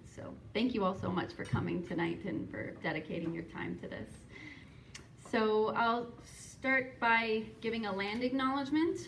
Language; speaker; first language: English; native; English